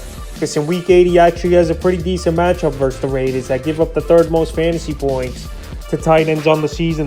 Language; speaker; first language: English; native; English